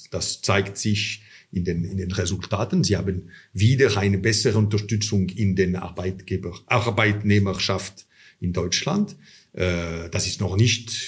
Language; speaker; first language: German; non-native, local second language; French